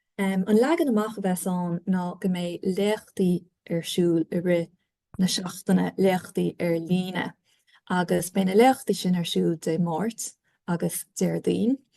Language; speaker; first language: Irish; native; Irish